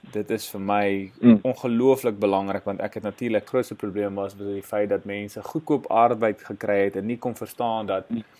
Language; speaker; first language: Afrikaans; native; Afrikaans